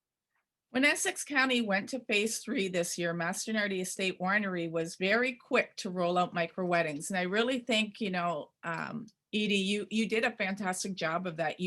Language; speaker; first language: English; native; English